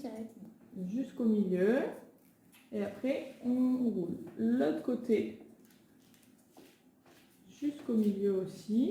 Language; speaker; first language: French; native; French